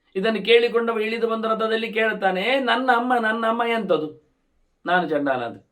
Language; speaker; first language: Kannada; native; Kannada